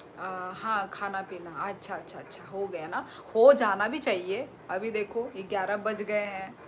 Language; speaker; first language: Hindi; non-native, local second language; Kok Borok